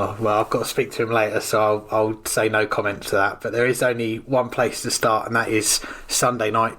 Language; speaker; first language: English; native; English